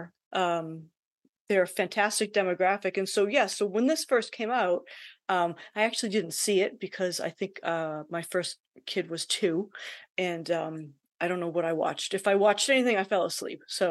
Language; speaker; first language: English; native; English